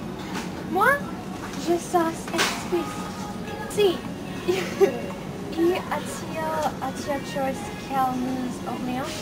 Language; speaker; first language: French; non-native, learner; English